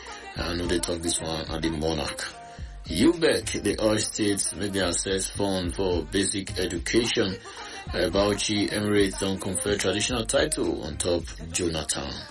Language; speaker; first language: Nigerian Pidgin; non-native, local second language; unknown